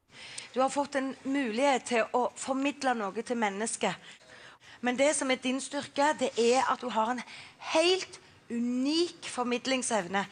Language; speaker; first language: Norwegian; native; Norwegian